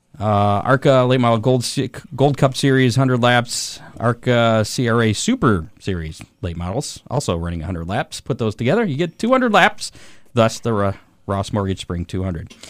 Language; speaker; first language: English; native; English